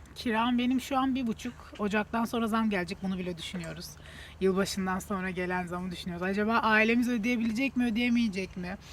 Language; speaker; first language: Turkish; native; Turkish